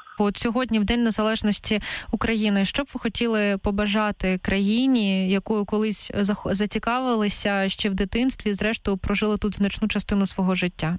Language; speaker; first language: Ukrainian; native; Ukrainian